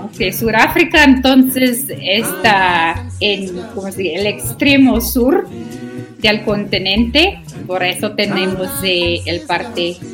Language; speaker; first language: Spanish; non-native, learner; Afrikaans